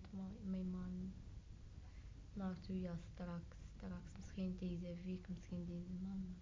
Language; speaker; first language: Dutch; non-native, learner; Arabic